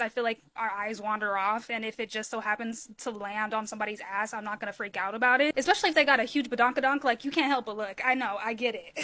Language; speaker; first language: English; native; English